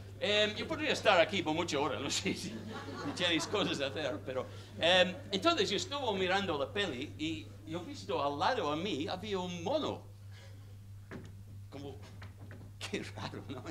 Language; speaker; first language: Spanish; non-native, fluent; English